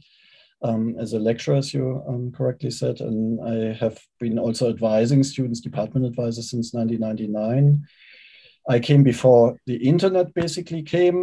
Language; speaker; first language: English; non-native, fluent; German